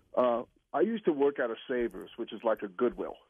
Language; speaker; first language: English; native; English